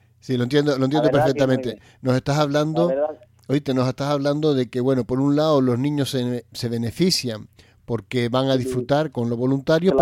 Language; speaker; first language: Spanish; native; Spanish